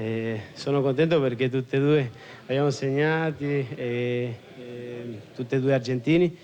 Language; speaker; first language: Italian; non-native, learner; Spanish